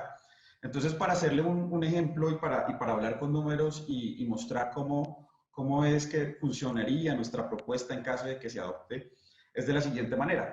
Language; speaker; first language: Spanish; native; Spanish